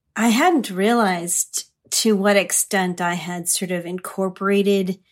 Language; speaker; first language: English; early bilingual, other home language; Hindi